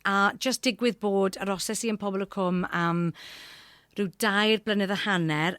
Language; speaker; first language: Welsh; non-native, local second language; English